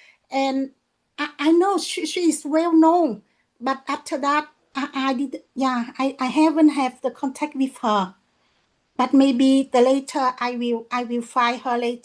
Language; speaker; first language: English; non-native, learner; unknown